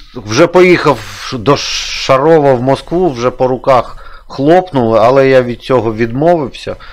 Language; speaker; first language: Ukrainian; native; Ukrainian